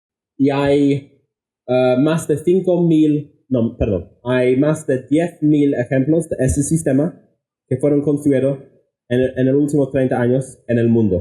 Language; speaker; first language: Spanish; non-native, fluent; English